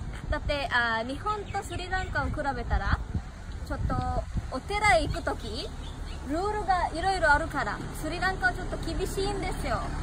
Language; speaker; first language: Japanese; non-native, fluent; Sinhala